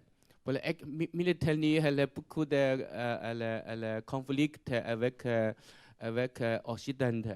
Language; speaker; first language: French; non-native, learner; Chinese